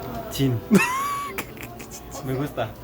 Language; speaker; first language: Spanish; non-native, learner; Korean